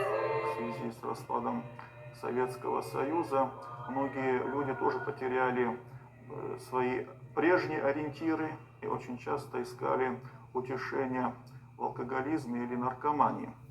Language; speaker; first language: Russian; native; Russian